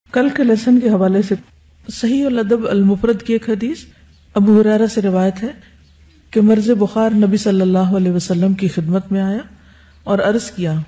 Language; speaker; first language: Urdu; native; Urdu